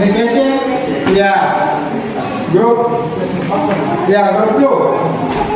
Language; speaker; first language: English; non-native, learner; Indonesian